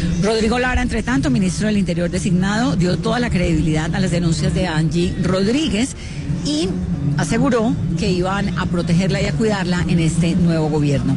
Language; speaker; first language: Spanish; native; Spanish